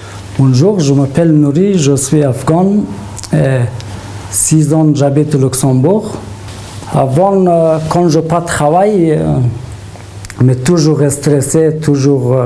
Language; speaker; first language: French; non-native, learner; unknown